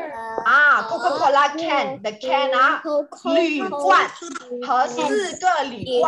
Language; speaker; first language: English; non-native, local second language; Chinese